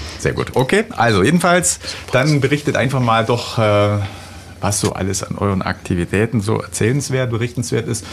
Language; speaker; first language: German; native; German